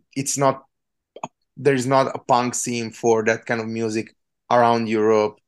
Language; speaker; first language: English; non-native, fluent; Italian